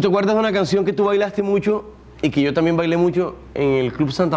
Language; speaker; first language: Spanish; native; Spanish